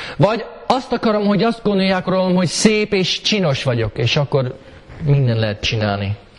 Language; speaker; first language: Hungarian; early bilingual, heritage; Hungarian